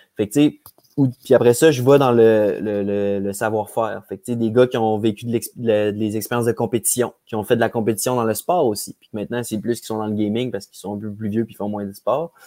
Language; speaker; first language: French; native; French